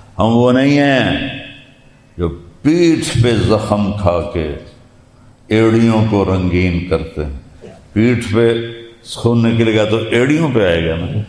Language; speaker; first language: Urdu; non-native, local second language; Punjabi